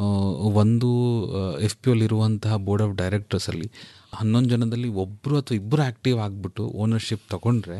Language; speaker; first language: Kannada; native; Kannada